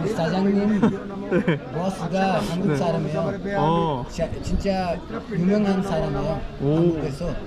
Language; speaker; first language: Korean; non-native, learner; Hindi